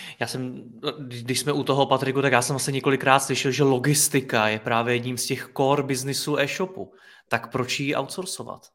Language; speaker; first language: Czech; native; Czech